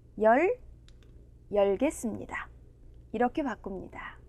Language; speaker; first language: Korean; non-native, fluent; Indonesian